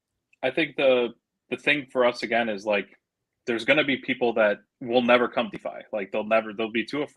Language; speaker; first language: English; native; English